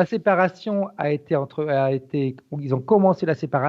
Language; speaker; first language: French; native; French